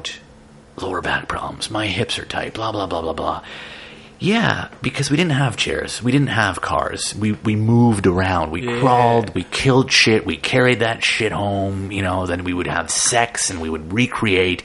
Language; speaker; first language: English; native; English